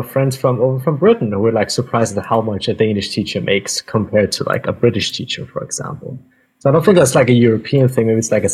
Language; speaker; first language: English; non-native, fluent; Danish